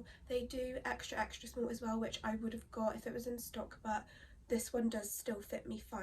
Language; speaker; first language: English; native; English